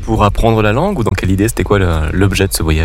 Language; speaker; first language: French; native; French